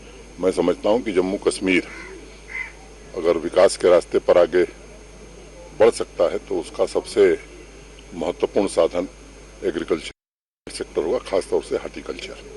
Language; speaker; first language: Hindi; native; Hindi